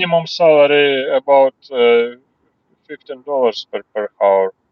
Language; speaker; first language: English; non-native, learner; Russian